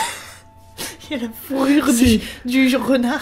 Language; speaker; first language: French; native; French